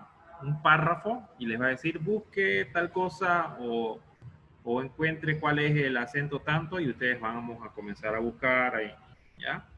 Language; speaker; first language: Spanish; native; Spanish